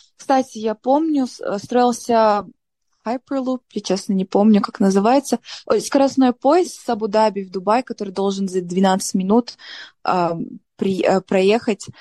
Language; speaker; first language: Russian; non-native, local second language; Tajik